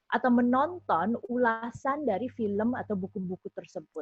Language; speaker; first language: Indonesian; native; Indonesian